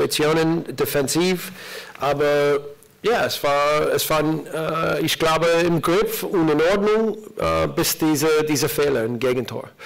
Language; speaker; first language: German; non-native, learner; English